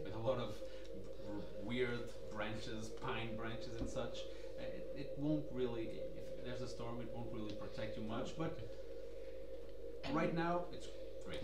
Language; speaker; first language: English; non-native, fluent; Portuguese